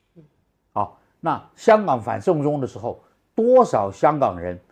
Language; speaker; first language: Chinese; native; Chinese